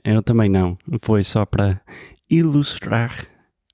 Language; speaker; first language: Portuguese; non-native, fluent; English